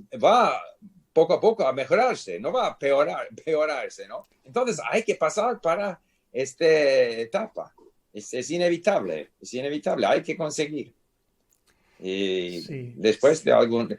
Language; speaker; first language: Spanish; non-native, fluent; English